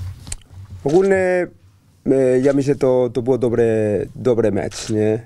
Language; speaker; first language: Polish; non-native, learner; Spanish